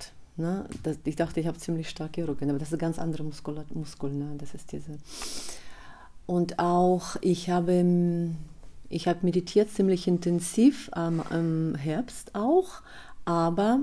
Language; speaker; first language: German; non-native, fluent; Russian